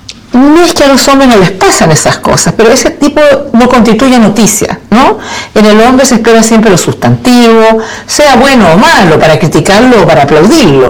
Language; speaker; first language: Spanish; native; Spanish